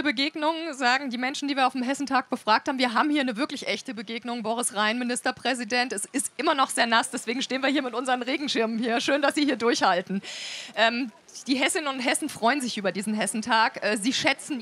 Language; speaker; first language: German; native; German